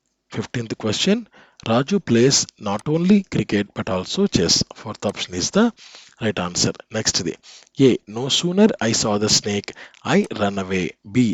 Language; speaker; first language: English; non-native, local second language; Telugu